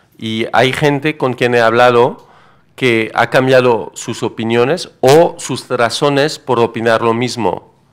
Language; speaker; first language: Spanish; non-native, fluent; French